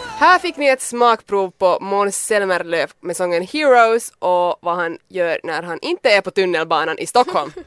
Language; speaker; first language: Swedish; native; Swedish